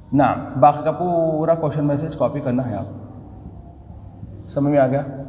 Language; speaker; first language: Urdu; native; Urdu